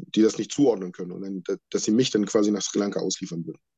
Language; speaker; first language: German; non-native, fluent; Sinhala